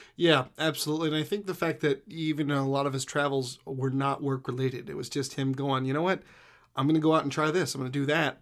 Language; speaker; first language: English; native; English